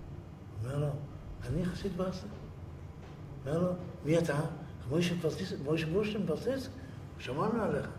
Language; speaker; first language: Hebrew; early bilingual, other home language; Yiddish